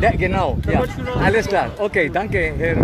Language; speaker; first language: German; non-native, fluent; Spanish